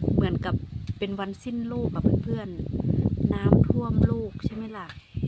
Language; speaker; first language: Thai; non-native, local second language; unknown